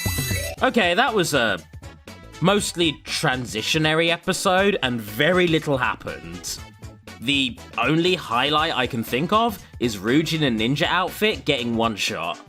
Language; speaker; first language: English; native; English